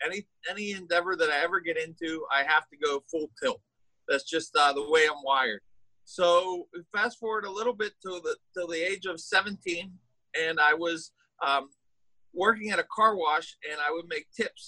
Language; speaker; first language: English; native; English